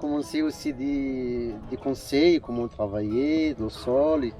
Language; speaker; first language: French; non-native, learner; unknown